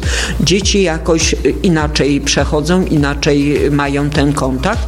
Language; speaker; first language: Polish; native; Polish